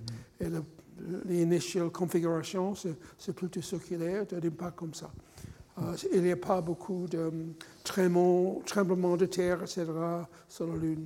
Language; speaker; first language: French; non-native, fluent; English